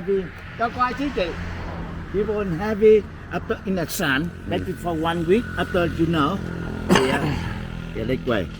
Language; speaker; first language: English; non-native, learner; Vietnamese